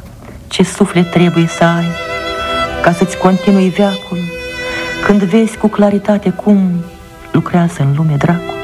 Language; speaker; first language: Romanian; native; Romanian